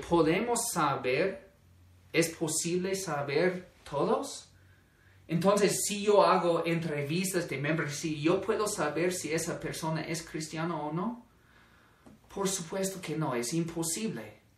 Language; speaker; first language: Spanish; non-native, fluent; English